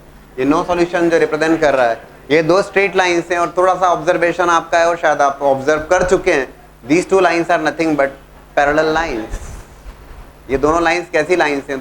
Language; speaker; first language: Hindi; native; Hindi